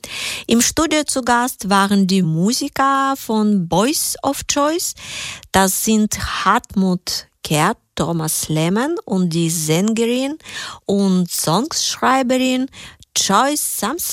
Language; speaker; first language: German; native; German